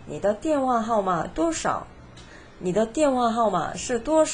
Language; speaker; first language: Chinese; non-native, fluent; Korean